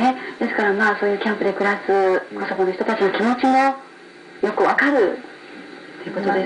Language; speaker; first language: Japanese; native; Japanese